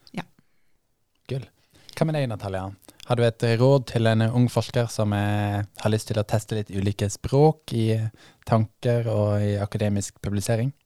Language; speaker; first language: Norwegian; native; Norwegian